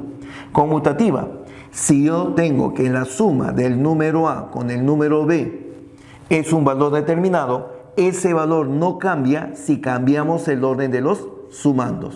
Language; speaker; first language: Spanish; native; Spanish